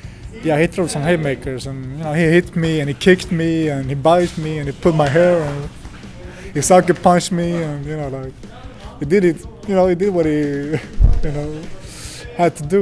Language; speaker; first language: English; non-native, fluent; Swedish